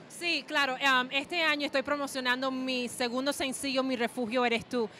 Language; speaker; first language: Spanish; early bilingual, heritage; Spanish